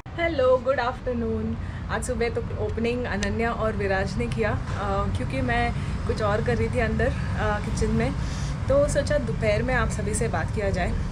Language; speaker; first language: Hindi; non-native, local second language; Tulu